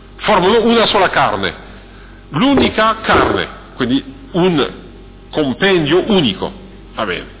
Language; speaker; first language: Italian; non-native, fluent; French